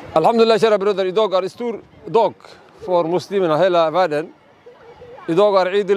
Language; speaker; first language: Swedish; non-native, fluent; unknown